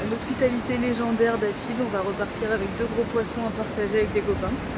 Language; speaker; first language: French; native; French